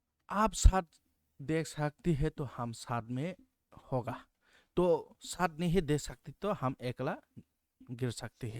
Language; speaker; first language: Hindi; non-native, local second language; Kok Borok